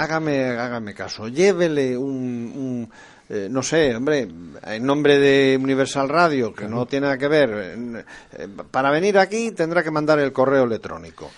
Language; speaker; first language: Spanish; native; Spanish